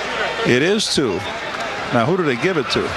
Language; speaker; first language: English; native; English